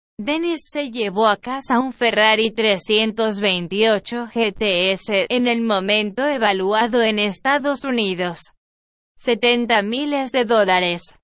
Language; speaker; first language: Spanish; non-native, learner; Portuguese